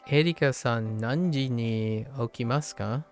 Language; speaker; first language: Japanese; non-native, learner; English